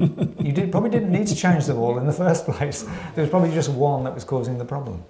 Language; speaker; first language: English; native; English